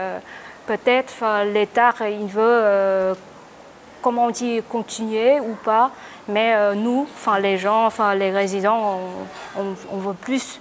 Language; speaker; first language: French; non-native, learner; Vietnamese